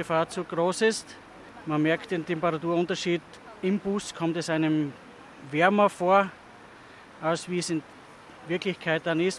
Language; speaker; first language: German; native; German